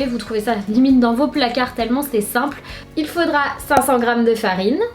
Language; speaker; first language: French; native; French